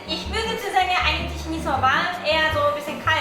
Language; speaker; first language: German; non-native, learner; Japanese